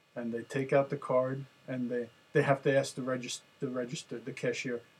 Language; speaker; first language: English; native; English